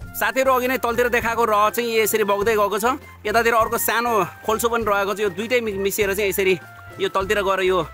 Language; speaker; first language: Nepali; non-native, local second language; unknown